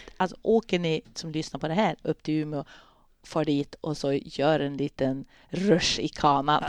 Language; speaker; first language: Swedish; native; Swedish